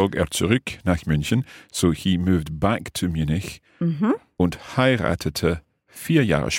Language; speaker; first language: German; non-native, fluent; English